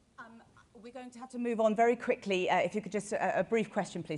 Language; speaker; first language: English; native; English